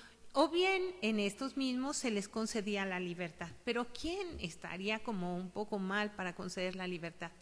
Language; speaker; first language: Spanish; native; Spanish